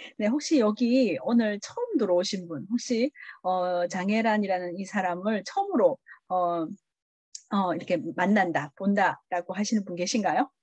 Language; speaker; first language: Korean; early bilingual, heritage; Korean